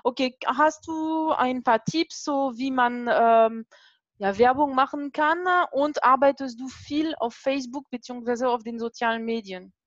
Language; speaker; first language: German; non-native, fluent; French